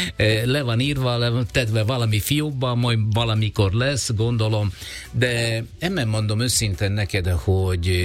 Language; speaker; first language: Hungarian; non-native, learner; Italian